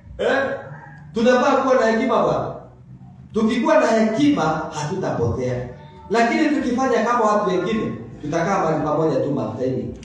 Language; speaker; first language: Swahili; non-native, local second language; Kikuyu